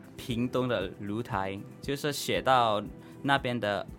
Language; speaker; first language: Chinese; non-native, fluent; Indonesian